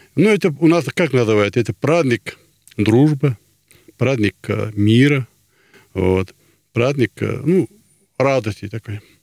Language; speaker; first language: Russian; non-native, local second language; Tatar